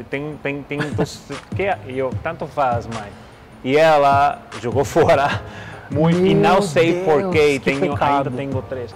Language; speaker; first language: Portuguese; non-native, learner; Spanish